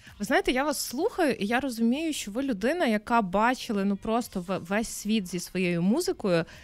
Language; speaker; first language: Ukrainian; native; Ukrainian